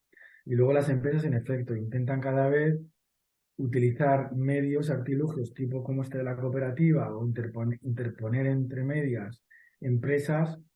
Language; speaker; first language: Spanish; native; Spanish